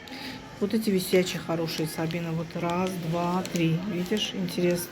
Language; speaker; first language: Russian; non-native, local second language; Azerbaijani